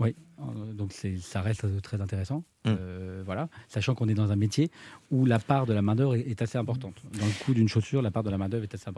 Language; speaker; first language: French; native; French